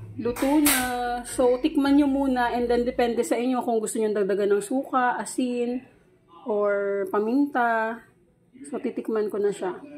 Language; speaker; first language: Filipino; non-native, local second language; Hiligaynon